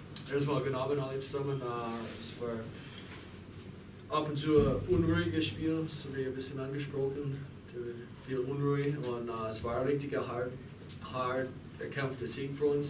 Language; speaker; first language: German; non-native, fluent; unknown